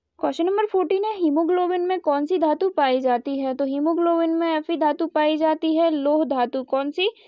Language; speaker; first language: Hindi; native; Hindi